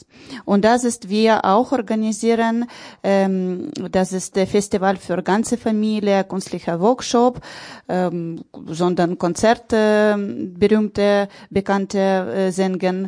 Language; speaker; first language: German; non-native, learner; Ukrainian